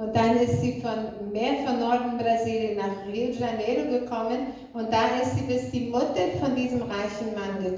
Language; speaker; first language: German; non-native, fluent; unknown